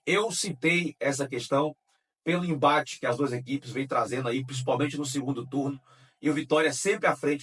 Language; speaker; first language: Portuguese; native; Portuguese